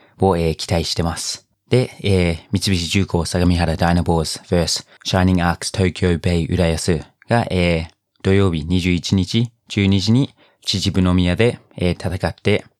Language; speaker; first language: Japanese; non-native, fluent; English